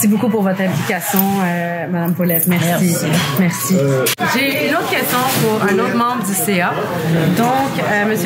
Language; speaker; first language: French; native; French